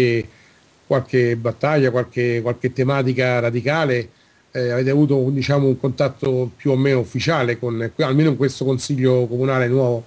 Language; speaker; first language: Italian; native; Italian